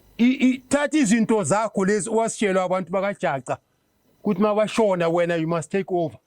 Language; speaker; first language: Zulu; native; Zulu